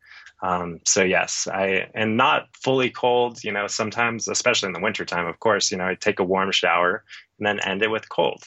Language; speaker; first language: English; native; English